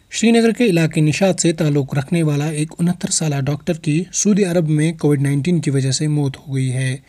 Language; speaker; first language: Urdu; non-native, local second language; Kashmiri